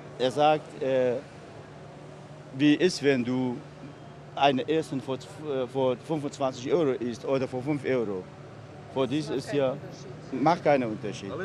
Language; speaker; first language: German; non-native, learner; Central Kurdish